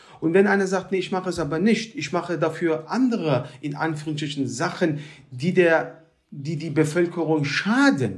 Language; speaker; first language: German; early bilingual, other home language; Turkish